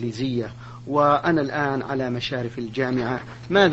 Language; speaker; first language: Arabic; native; Arabic